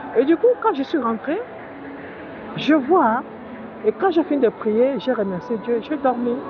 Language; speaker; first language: French; non-native, local second language; Lingala